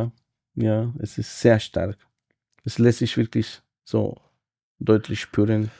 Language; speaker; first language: German; non-native, fluent; Spanish